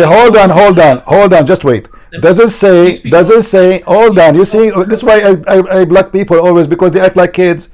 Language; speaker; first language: English; non-native, fluent; Arabic